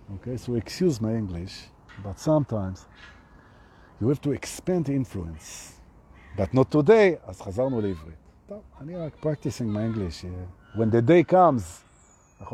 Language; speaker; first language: English; non-native, fluent; Hebrew